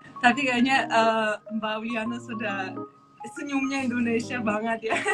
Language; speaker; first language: Indonesian; non-native, fluent; Russian